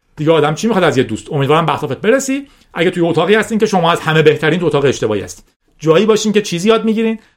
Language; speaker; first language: Persian; non-native, local second language; Azerbaijani